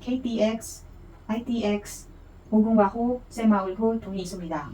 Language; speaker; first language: Korean; non-native, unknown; Filipino